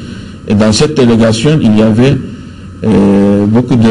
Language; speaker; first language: French; non-native, fluent; Turkish